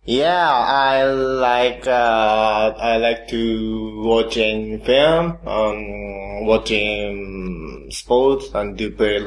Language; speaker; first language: English; non-native, learner; Japanese